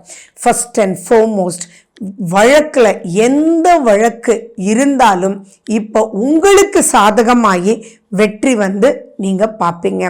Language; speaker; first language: Tamil; native; Tamil